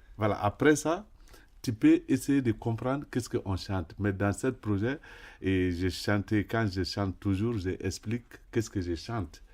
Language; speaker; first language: French; non-native, local second language; Bambara